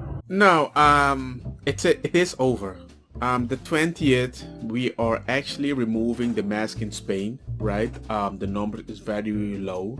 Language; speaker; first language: English; non-native, fluent; Spanish